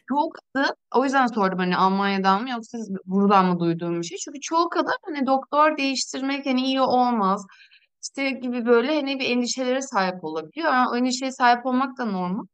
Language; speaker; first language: Turkish; native; Turkish